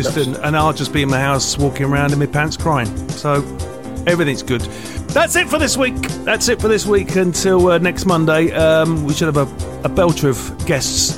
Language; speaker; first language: English; native; English